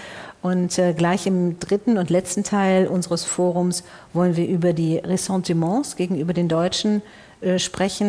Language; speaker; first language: German; native; German